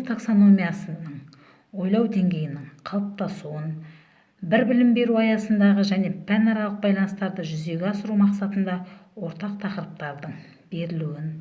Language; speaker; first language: Kazakh; native; Kazakh